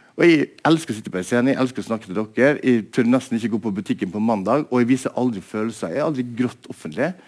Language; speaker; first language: Norwegian; native; Norwegian